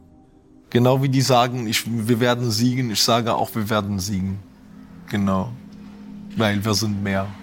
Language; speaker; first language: German; non-native, fluent; Arabic